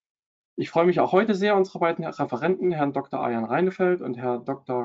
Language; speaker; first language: German; native; German